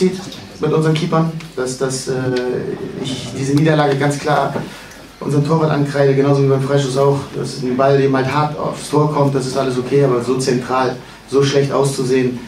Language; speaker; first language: German; native; German